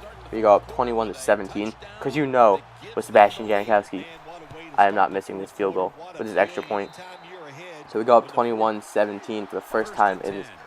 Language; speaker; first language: English; native; English